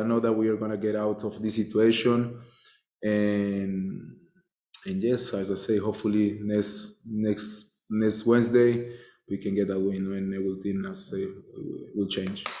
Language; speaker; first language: English; non-native, fluent; Spanish